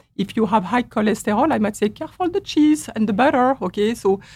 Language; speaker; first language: English; non-native, fluent; French